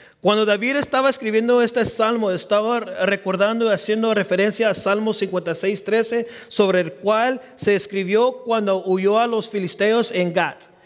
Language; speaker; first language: Spanish; early bilingual, heritage; Spanish